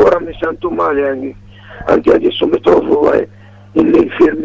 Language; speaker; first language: Italian; non-native, learner; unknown